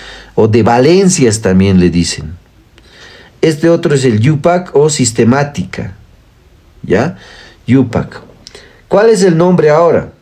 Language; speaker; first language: Spanish; native; Spanish